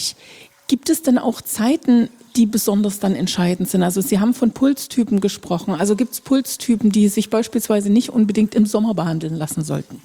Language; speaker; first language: German; native; German